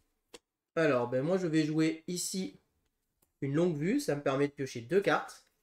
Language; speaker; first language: French; native; French